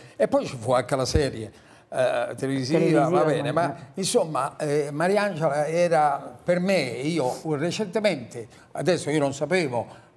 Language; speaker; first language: Italian; native; Italian